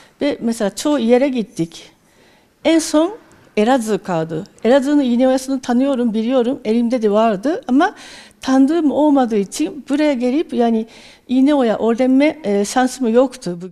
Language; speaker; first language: Turkish; non-native, fluent; Japanese